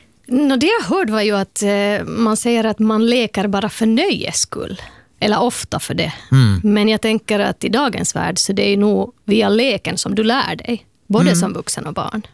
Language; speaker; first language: Swedish; native; Swedish